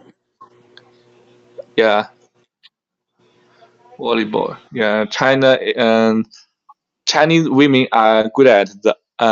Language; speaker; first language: English; non-native, learner; Chinese